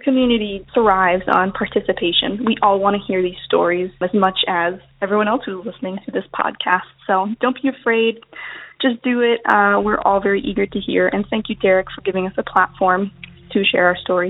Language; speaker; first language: English; native; English